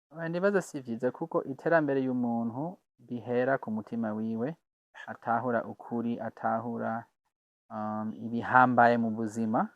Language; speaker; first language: Rundi; non-native, fluent; English